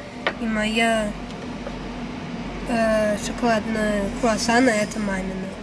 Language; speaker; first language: Russian; early bilingual, heritage; Russian